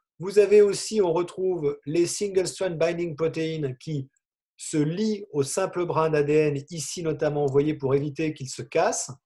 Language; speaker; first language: French; native; French